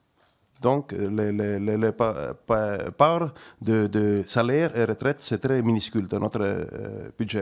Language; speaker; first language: French; non-native, learner; Estonian